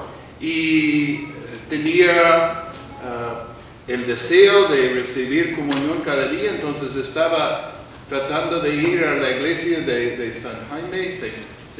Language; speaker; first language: Spanish; non-native, fluent; English